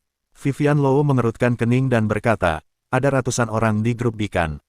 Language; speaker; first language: Indonesian; native; Indonesian